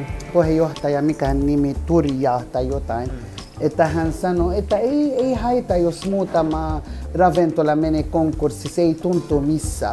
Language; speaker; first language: Finnish; non-native, fluent; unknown